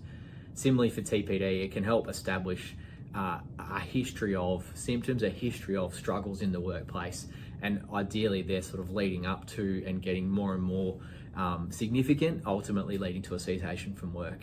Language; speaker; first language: English; native; English